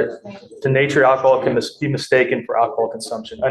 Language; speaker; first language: English; native; English